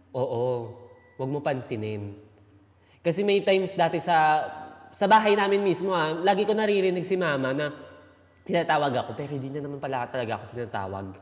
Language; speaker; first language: Filipino; native; Filipino